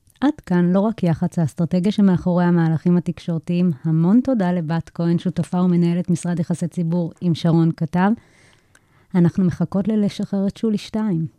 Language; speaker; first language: Hebrew; native; Hebrew